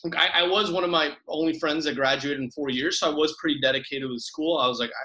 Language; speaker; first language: English; early bilingual, other home language; Spanish